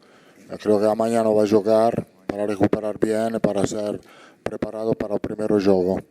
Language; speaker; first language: Portuguese; non-native, fluent; Italian